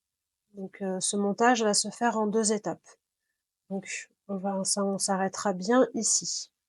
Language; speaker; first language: French; native; French